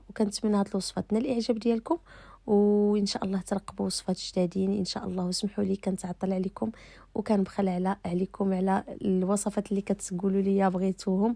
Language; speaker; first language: Arabic; native; Arabic